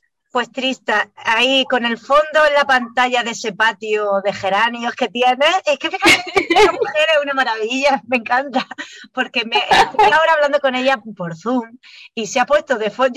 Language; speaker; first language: Spanish; native; Spanish